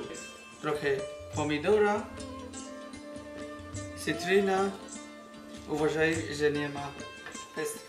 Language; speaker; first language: Polish; non-native, learner; Bangla